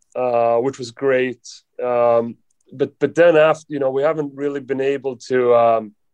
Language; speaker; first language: English; non-native, fluent; Swedish